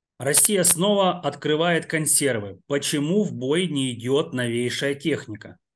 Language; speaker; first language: Russian; non-native, local second language; Ukrainian